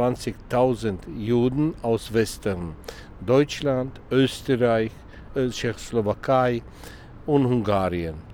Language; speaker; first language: German; non-native, learner; Russian